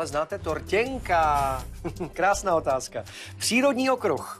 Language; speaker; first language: Czech; native; Czech